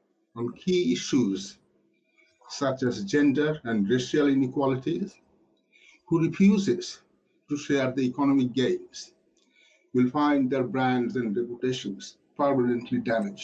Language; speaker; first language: English; non-native, local second language; Bangla